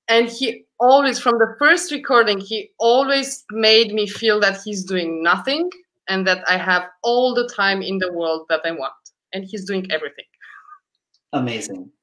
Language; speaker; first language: English; early bilingual, other home language; Romanian